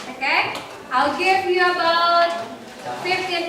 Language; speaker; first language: English; non-native, learner; Indonesian